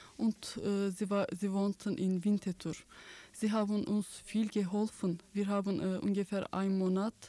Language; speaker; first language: German; non-native, learner; Kurdish